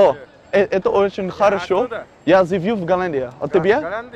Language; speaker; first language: Russian; non-native, learner; Dutch